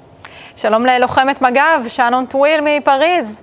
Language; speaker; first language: Hebrew; native; Hebrew